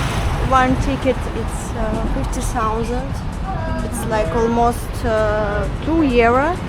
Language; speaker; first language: English; non-native, learner; Russian